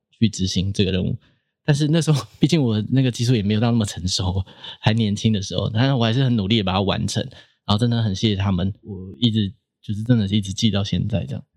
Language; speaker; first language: Chinese; native; Chinese